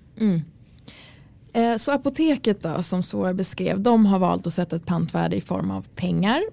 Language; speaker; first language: Swedish; early bilingual, other home language; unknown